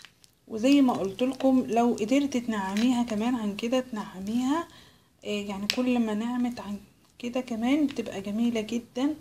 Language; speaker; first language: Arabic; native; Arabic